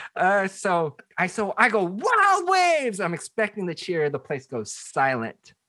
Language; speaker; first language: English; native; English